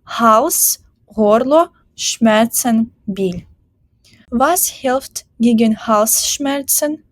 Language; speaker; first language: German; non-native, fluent; Ukrainian